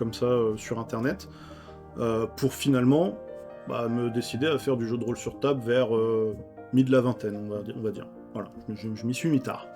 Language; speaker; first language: French; native; French